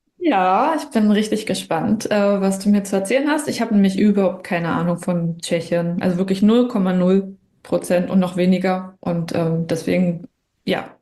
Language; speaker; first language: German; native; German